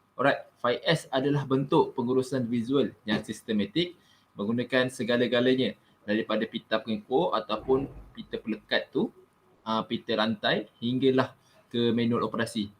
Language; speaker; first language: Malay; native; Malay